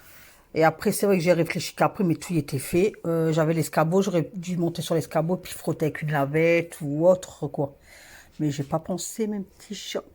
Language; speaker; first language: French; native; French